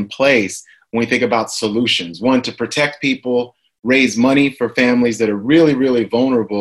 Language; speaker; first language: English; native; English